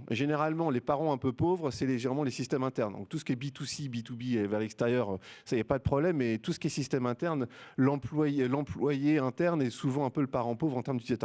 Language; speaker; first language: French; native; French